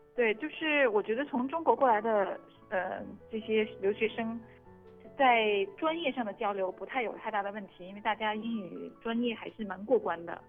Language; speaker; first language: Chinese; native; Chinese